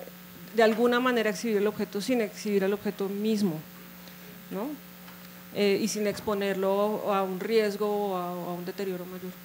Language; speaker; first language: Spanish; native; Spanish